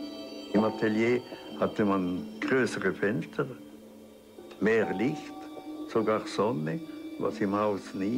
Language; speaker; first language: German; non-native, local second language; Italian